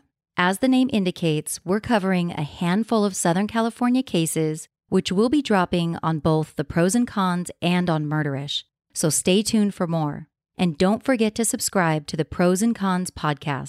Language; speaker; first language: English; native; English